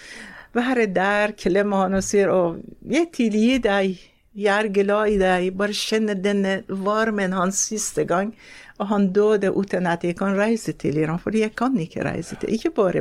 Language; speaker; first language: Norwegian; non-native, fluent; Persian